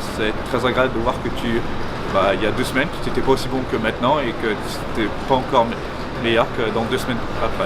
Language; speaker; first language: French; native; French